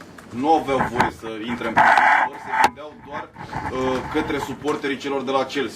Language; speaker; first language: Romanian; native; Romanian